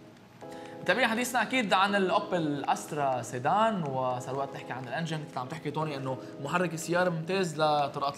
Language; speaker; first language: Arabic; native; Arabic